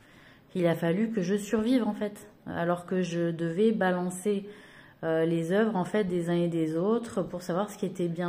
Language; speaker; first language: French; native; French